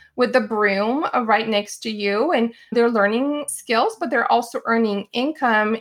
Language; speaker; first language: English; non-native, fluent; Bulgarian